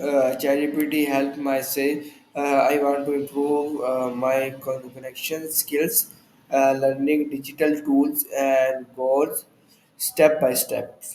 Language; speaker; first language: English; non-native, learner; Urdu